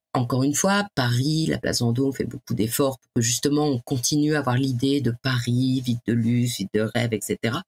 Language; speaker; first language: French; native; French